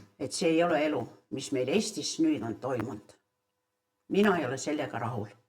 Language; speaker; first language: Estonian; early bilingual, heritage; Estonian